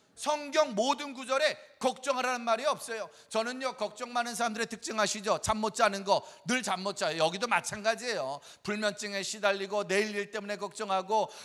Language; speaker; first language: Korean; native; Korean